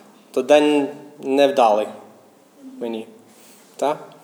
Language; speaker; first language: Ukrainian; non-native, fluent; English